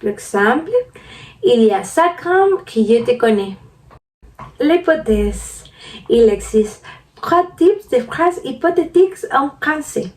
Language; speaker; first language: French; non-native, learner; Spanish